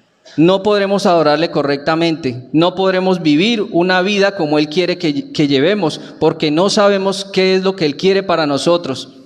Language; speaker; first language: Spanish; native; Spanish